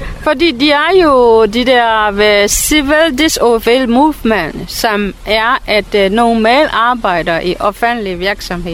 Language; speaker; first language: Danish; non-native, fluent; Burmese